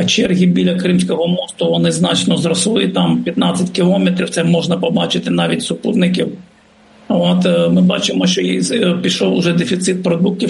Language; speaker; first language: Ukrainian; native; Ukrainian